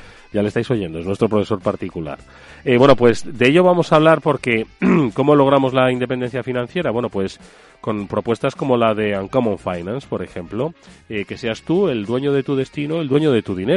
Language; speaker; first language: Spanish; native; Spanish